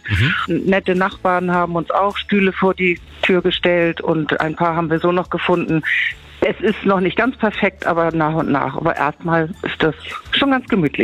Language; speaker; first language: German; native; German